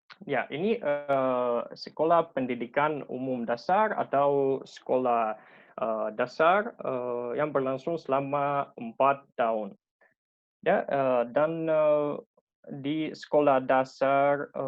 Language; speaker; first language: Indonesian; non-native, fluent; Russian